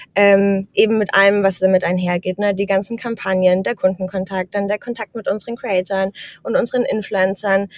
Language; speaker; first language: German; native; German